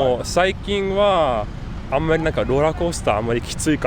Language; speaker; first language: Japanese; early bilingual, other home language; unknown